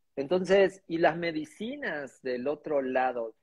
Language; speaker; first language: Spanish; native; Spanish